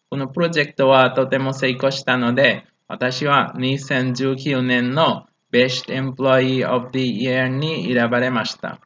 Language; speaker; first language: Japanese; non-native, learner; Bangla